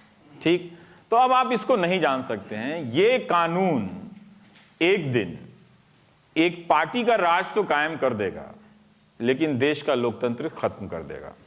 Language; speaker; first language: Hindi; native; Hindi